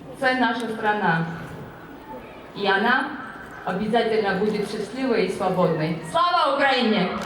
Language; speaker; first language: Russian; non-native, fluent; Georgian